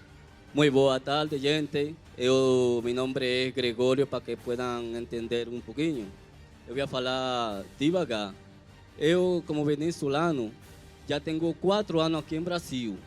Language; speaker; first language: Portuguese; non-native, learner; Spanish